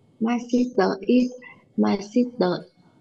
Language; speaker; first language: English; non-native, learner; Vietnamese